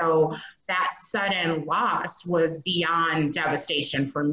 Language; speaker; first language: English; native; English